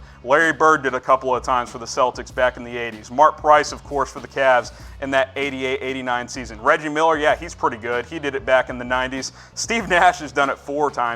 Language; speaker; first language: English; native; English